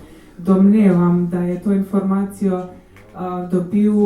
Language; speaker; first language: Slovenian; native; Slovenian